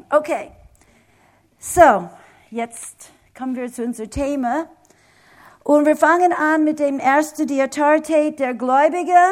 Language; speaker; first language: German; non-native, fluent; English